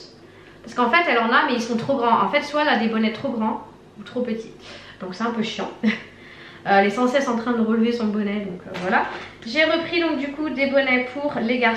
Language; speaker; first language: French; native; French